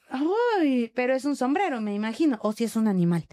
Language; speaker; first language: Spanish; native; Spanish